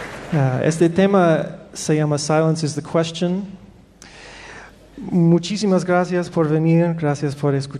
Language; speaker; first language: Spanish; non-native, fluent; English